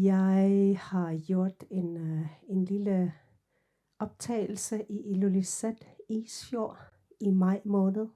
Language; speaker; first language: Danish; non-native, local second language; Kalaallisut